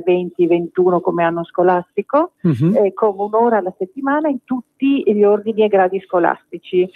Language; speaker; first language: Italian; native; Italian